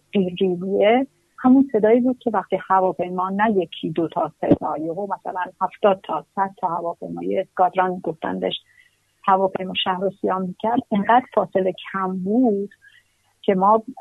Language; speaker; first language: Persian; native; Persian